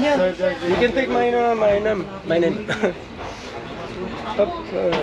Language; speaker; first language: English; non-native, learner; French